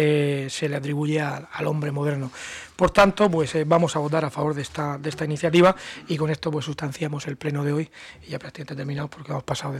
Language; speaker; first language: Spanish; native; Spanish